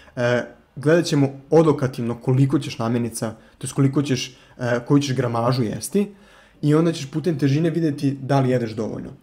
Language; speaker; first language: Serbian; native; Serbian